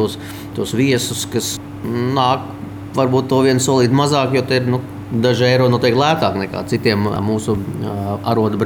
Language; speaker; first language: Latvian; native; Latvian